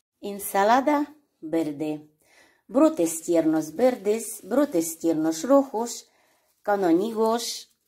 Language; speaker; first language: Spanish; non-native, learner; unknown